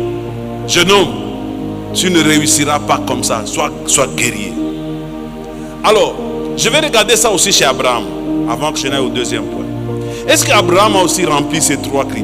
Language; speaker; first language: French; non-native, local second language; Swahili